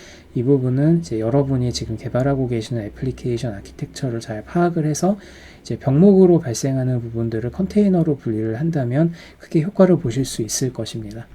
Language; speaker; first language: Korean; native; Korean